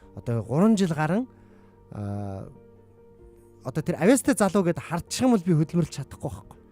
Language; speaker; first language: Mongolian; native; Mongolian